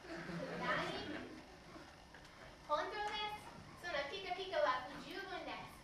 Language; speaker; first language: Japanese; non-native, learner; English